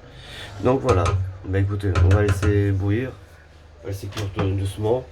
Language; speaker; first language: French; native; French